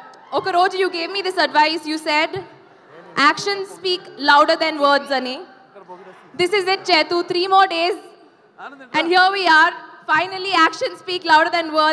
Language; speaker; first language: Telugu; non-native, learner; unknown